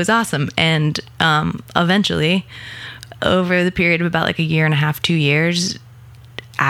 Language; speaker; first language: English; native; English